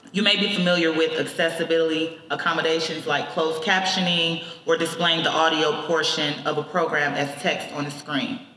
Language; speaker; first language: English; native; English